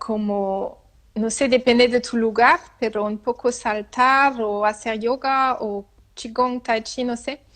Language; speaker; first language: Spanish; non-native, learner; French